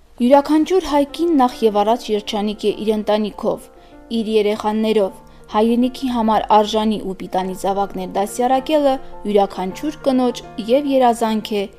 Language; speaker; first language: Armenian; native; Armenian